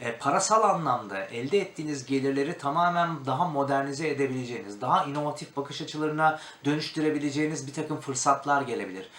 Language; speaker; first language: Turkish; native; Turkish